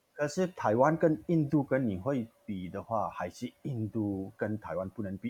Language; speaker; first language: Chinese; non-native, learner; Manipuri